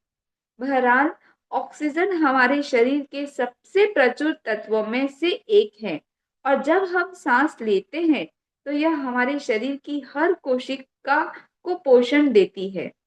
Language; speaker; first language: Hindi; native; Hindi